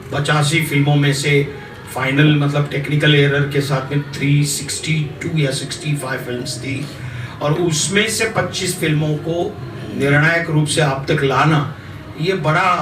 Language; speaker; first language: Hindi; native; Hindi